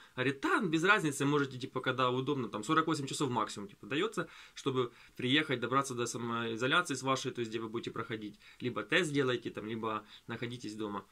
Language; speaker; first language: Russian; native; Russian